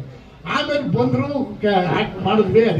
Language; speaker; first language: Kannada; native; Kannada